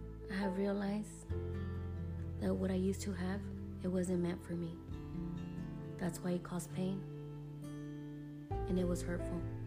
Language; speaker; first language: English; early bilingual, other home language; Spanish